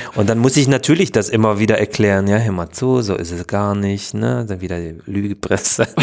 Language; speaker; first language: German; non-native, fluent; Polish